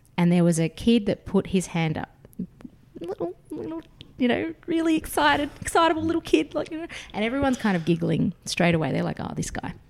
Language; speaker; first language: English; early bilingual, other home language; Russian